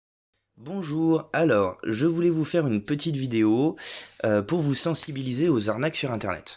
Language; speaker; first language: French; native; French